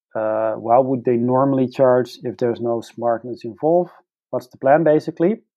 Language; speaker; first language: English; non-native, fluent; Dutch